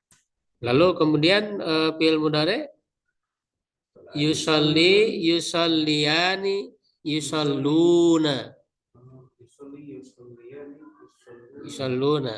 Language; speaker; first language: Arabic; non-native, fluent; Indonesian